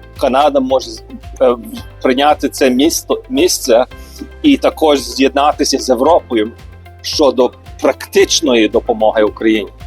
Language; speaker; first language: Ukrainian; early bilingual, heritage; Ukrainian